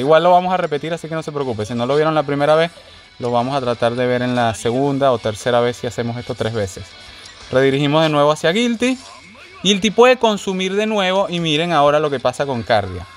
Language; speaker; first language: Spanish; native; Spanish